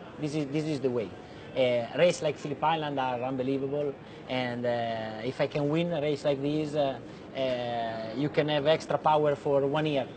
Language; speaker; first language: English; non-native, learner; Italian